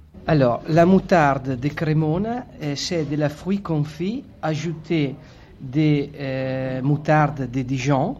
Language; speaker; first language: French; non-native, fluent; Italian